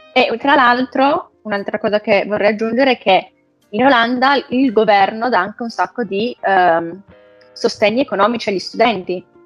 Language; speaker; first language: Italian; native; Italian